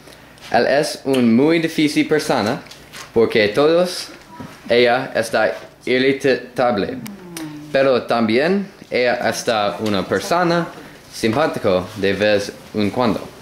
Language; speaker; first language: Spanish; non-native, learner; English